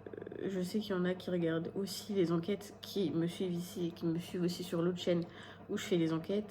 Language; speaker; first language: French; native; French